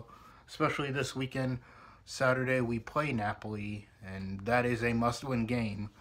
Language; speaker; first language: English; native; English